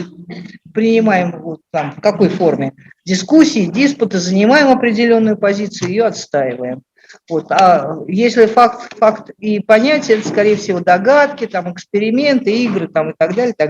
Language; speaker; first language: Russian; native; Russian